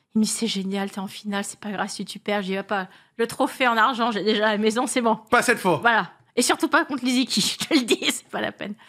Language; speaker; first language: French; native; French